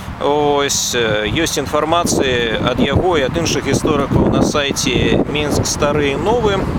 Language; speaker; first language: Belarusian; non-native, local second language; Russian